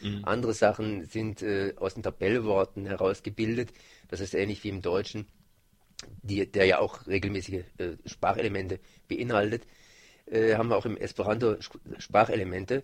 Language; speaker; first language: German; native; German